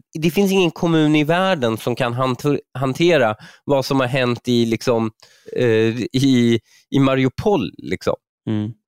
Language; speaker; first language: Swedish; early bilingual, other home language; Persian